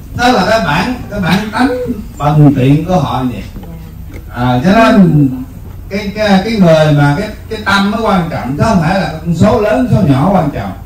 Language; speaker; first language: Vietnamese; native; Vietnamese